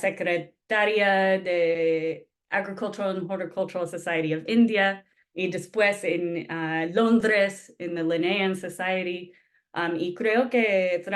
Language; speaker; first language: Spanish; non-native, fluent; English